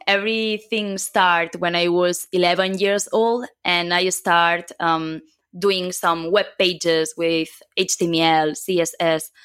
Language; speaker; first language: English; non-native, fluent; Catalan